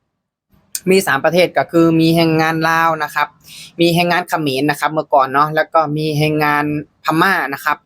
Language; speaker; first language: Thai; non-native, local second language; Lao